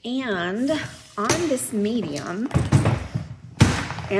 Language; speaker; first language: English; native; English